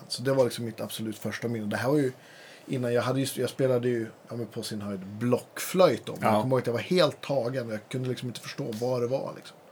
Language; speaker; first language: Swedish; native; Swedish